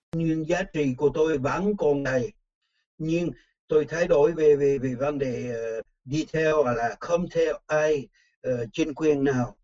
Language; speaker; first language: Vietnamese; non-native, fluent; French